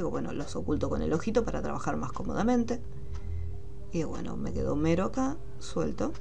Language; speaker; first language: Spanish; native; Spanish